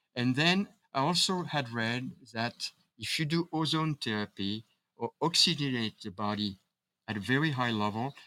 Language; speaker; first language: English; non-native, fluent; French